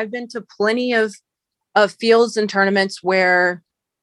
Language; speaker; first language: English; native; English